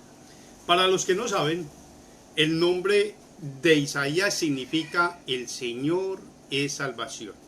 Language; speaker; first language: Spanish; native; Spanish